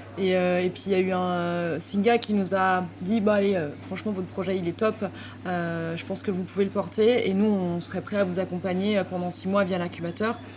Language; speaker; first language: French; native; French